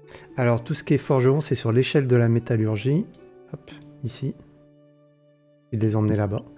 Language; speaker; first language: French; native; French